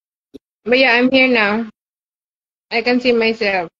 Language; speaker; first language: English; non-native, learner; Bangla